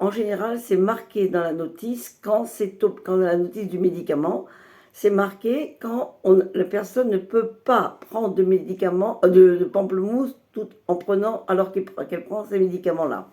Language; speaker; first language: French; native; French